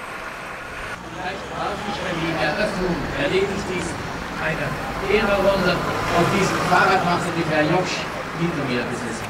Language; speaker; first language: German; non-native, learner; Dutch